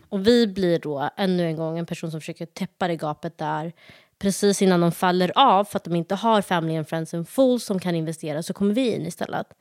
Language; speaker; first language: Swedish; early bilingual, other home language; Somali